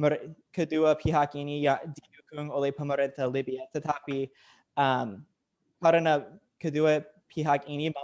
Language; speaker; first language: Indonesian; non-native, learner; English